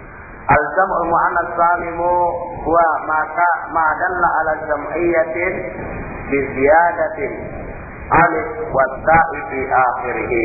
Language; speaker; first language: Arabic; non-native, learner; Indonesian